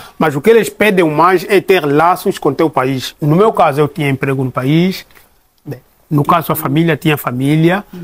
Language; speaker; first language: Portuguese; native; Portuguese